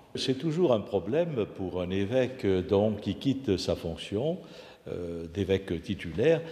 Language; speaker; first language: French; native; French